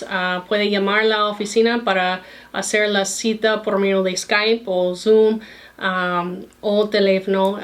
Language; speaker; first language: Spanish; non-native, fluent; English